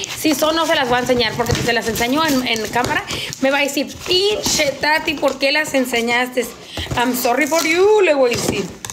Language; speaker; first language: Spanish; native; Spanish